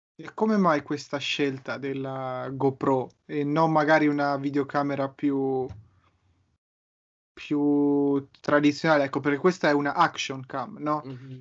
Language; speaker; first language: Italian; native; Italian